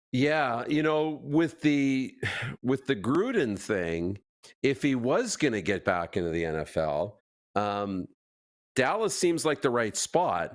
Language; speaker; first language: English; native; English